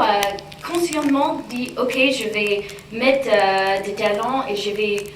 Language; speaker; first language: French; non-native, fluent; English